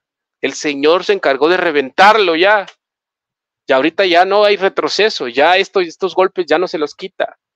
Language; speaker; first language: Spanish; native; Spanish